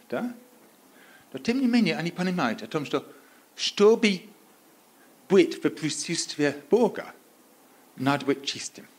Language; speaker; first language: Russian; non-native, learner; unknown